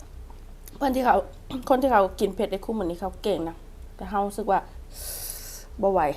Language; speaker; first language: Thai; non-native, local second language; Northeastern Thai